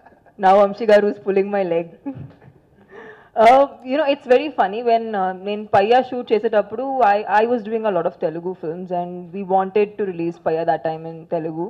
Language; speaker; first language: Telugu; non-native, local second language; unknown